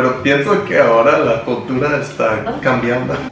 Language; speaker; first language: Spanish; non-native, learner; Vietnamese